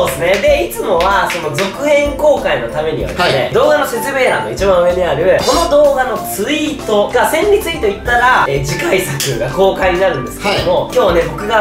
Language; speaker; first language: Japanese; native; Japanese